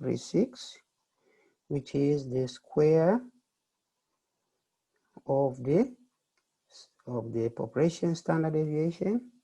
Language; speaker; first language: English; non-native, fluent; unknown